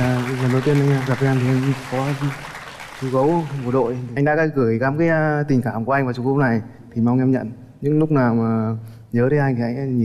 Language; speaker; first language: Vietnamese; native; Vietnamese